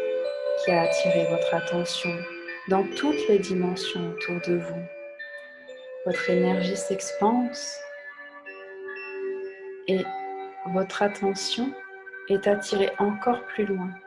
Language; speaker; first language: French; native; French